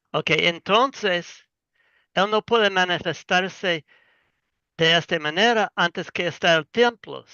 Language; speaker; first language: Spanish; non-native, learner; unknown